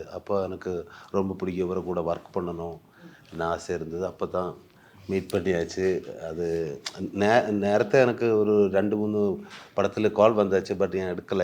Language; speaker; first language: Tamil; non-native, learner; Malayalam